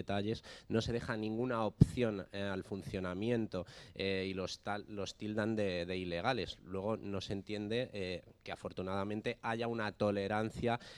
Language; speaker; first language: Spanish; native; Spanish